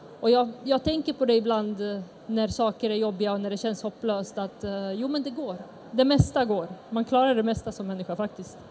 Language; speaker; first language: Swedish; early bilingual, other home language; Bosnian